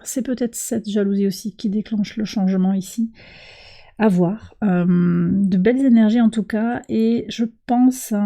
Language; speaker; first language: French; native; French